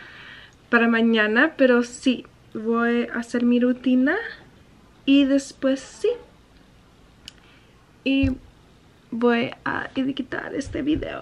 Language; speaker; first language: Spanish; early bilingual, heritage; Spanish